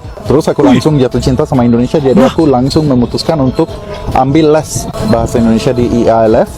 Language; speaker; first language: Indonesian; non-native, learner; Swedish